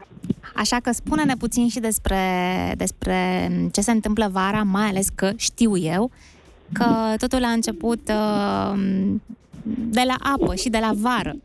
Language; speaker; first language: Romanian; native; Romanian